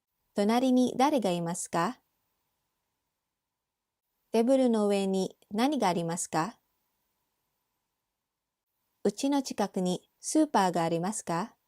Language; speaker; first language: Japanese; non-native, learner; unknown